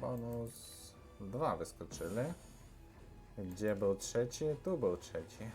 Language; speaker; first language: Polish; non-native, learner; Russian